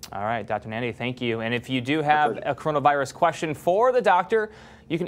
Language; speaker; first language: English; native; English